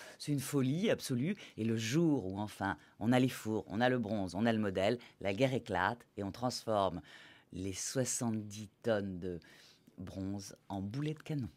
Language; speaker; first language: French; native; French